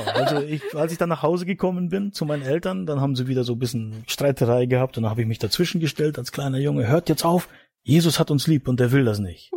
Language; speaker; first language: German; native; German